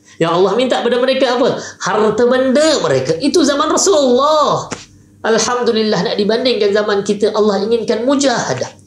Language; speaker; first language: Malay; native; Malay